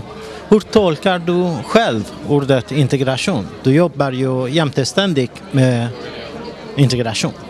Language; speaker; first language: Swedish; non-native, fluent; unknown